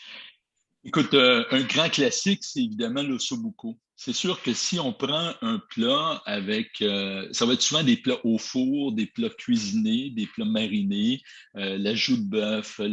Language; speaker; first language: French; native; French